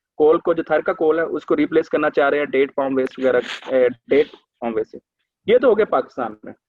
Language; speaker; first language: Urdu; non-native, local second language; Punjabi